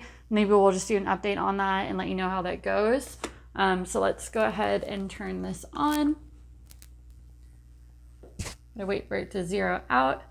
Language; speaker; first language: English; native; English